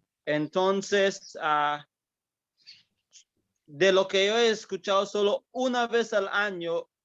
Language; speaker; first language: Spanish; early bilingual, heritage; English